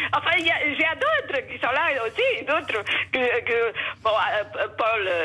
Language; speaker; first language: French; non-native, fluent; Portuguese